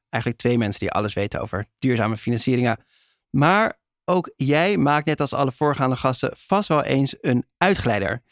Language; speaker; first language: Dutch; native; Dutch